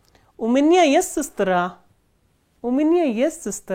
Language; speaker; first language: Russian; non-native, fluent; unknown